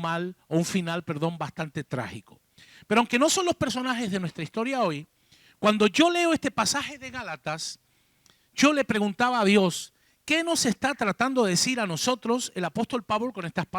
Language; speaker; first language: Spanish; native; Spanish